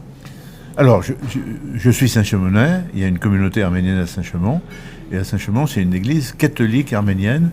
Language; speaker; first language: French; native; French